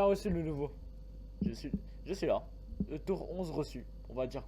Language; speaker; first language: French; native; French